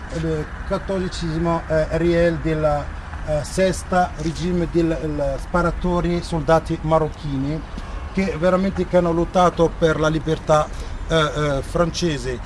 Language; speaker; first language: Italian; non-native, fluent; Arabic